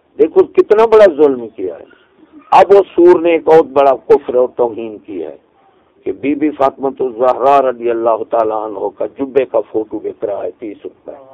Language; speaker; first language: Urdu; non-native, local second language; Punjabi